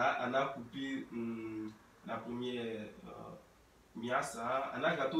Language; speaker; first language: Russian; non-native, learner; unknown